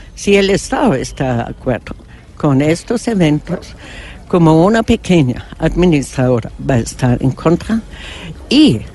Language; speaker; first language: Spanish; non-native, fluent; German